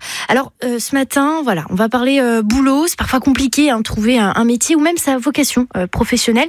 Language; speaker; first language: French; native; French